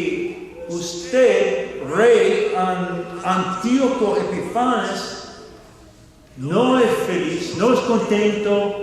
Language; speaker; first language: Spanish; non-native, fluent; English